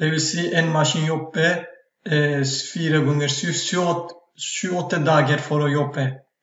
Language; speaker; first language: Norwegian; non-native, fluent; Turkish